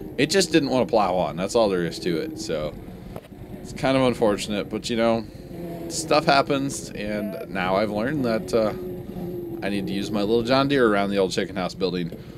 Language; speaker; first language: English; native; English